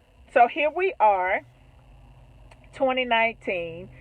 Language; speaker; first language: English; native; English